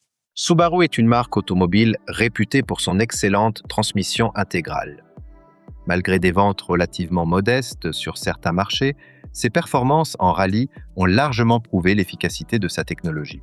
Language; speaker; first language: French; native; French